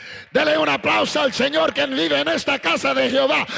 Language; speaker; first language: Spanish; early bilingual, heritage; Spanish